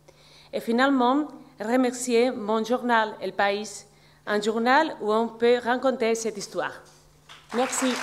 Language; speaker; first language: French; non-native, learner; Spanish